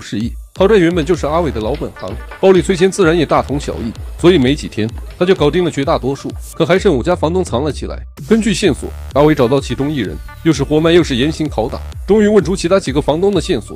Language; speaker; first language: Chinese; native; Chinese